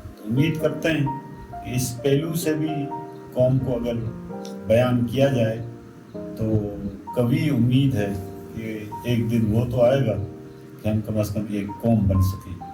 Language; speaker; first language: Urdu; non-native, local second language; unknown